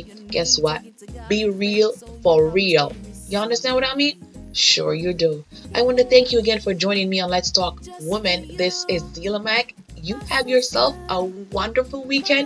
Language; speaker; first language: English; native; English